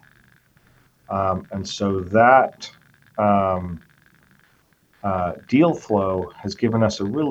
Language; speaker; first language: English; native; English